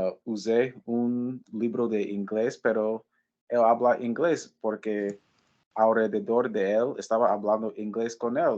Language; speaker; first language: Spanish; non-native, learner; English